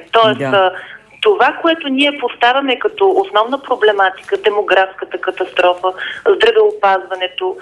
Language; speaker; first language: Bulgarian; native; Bulgarian